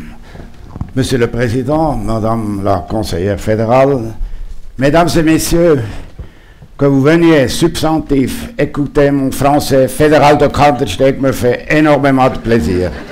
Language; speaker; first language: French; non-native, local second language; German